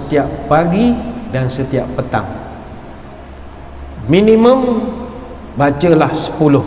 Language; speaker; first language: Malay; native; Malay